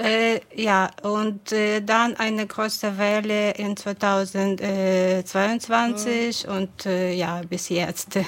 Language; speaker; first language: German; non-native, fluent; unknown